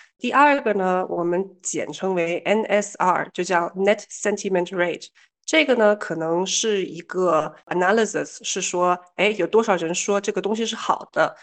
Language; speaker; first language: Chinese; early bilingual, heritage; Chinese